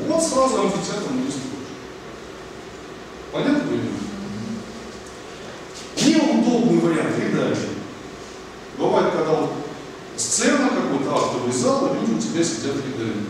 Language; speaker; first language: Russian; native; Russian